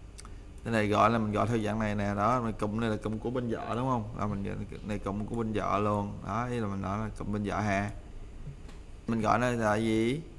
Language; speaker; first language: Vietnamese; native; Vietnamese